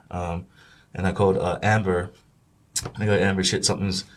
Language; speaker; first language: English; native; English